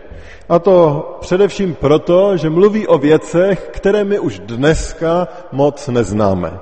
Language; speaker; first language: Czech; native; Czech